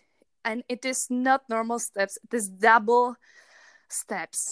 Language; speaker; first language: English; non-native, learner; Czech